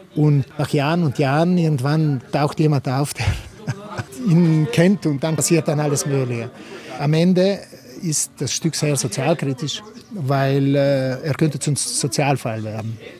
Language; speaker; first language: German; non-native, local second language; Ladin